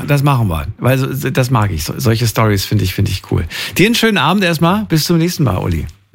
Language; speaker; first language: German; native; German